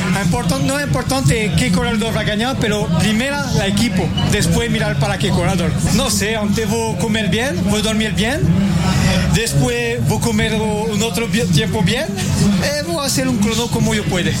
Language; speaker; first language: Portuguese; non-native, learner; French